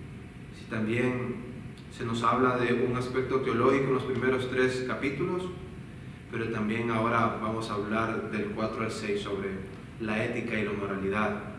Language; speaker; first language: Spanish; native; Spanish